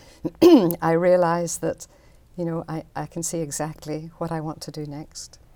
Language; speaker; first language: English; native; English